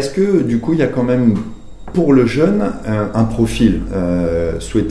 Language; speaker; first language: French; native; French